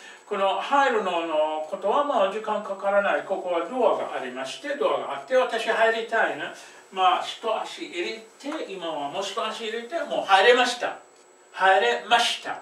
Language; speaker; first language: Japanese; non-native, fluent; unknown